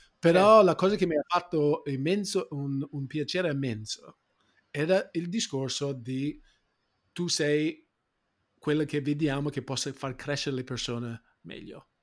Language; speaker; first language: Italian; non-native, fluent; English